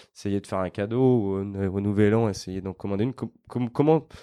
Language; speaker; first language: French; native; French